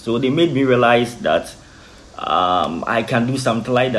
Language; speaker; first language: English; non-native, local second language; Akan